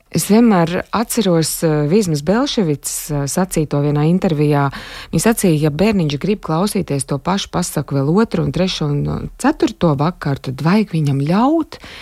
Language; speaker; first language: Latvian; native; Latvian